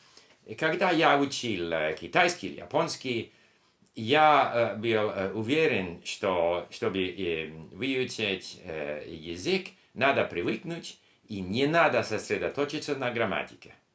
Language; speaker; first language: Russian; non-native, learner; English